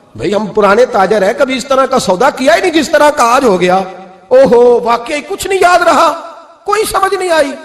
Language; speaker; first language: Urdu; non-native, local second language; Punjabi